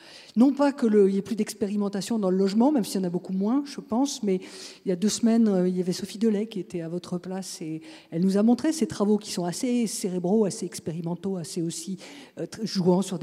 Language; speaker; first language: French; native; French